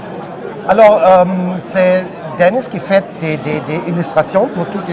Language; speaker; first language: French; non-native, learner; German